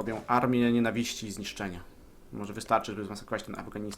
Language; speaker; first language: Polish; native; Polish